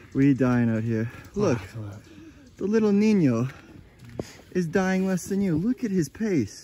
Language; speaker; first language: English; native; English